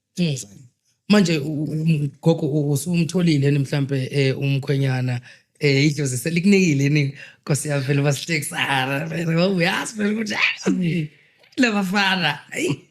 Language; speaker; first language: Zulu; native; Zulu